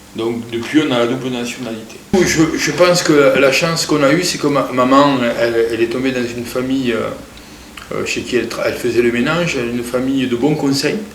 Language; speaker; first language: French; early bilingual, other home language; Portuguese